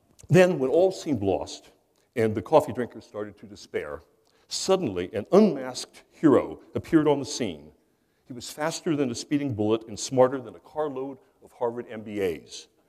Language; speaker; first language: English; native; English